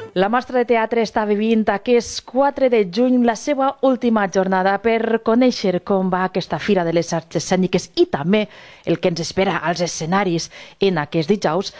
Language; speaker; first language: Catalan; native; Catalan